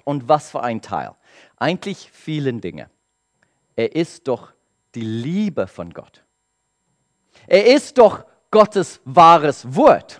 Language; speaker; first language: German; non-native, learner; English